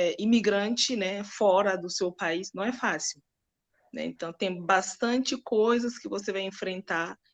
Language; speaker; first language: Portuguese; non-native, fluent; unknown